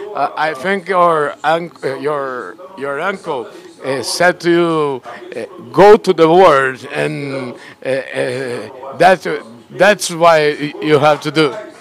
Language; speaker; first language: English; non-native, learner; Portuguese